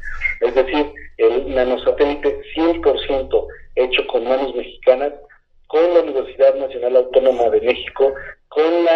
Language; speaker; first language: Spanish; native; Spanish